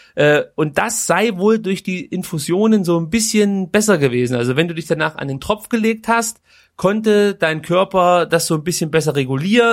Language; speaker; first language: German; native; German